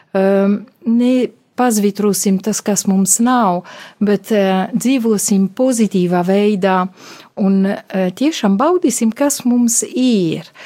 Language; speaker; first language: Latvian; non-native, fluent; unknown